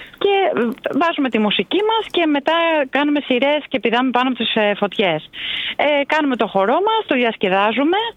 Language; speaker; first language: Greek; native; Greek